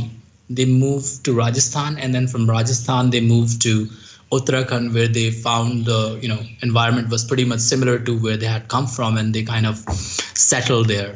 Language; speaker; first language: English; non-native, local second language; Hindi